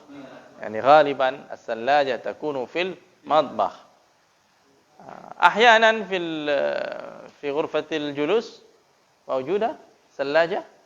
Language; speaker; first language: Arabic; non-native, fluent; Indonesian